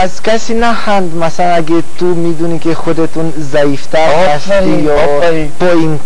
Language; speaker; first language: Persian; non-native, fluent; Romanian